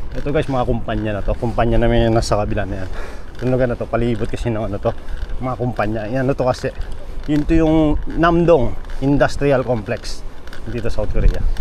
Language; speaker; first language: Filipino; native; Filipino